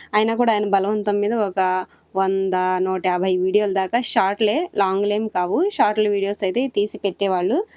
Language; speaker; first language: Telugu; non-native, local second language; Lambadi